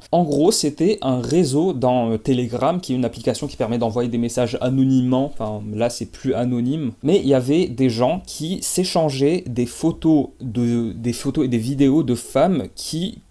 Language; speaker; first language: French; non-native, local second language; Arabic